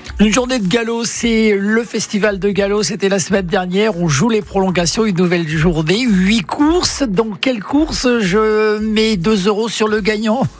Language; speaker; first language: French; native; French